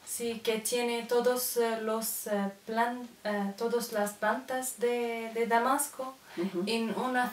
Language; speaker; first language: Spanish; non-native, learner; Arabic